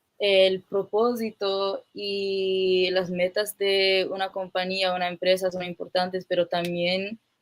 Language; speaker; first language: Spanish; non-native, fluent; English